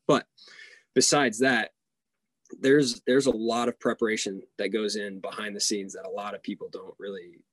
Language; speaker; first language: English; early bilingual, other home language; Hungarian